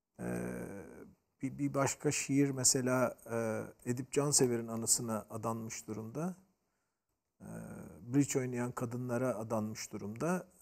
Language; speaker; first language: Turkish; native; Turkish